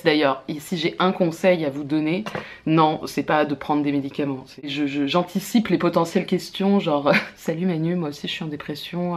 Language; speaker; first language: French; native; French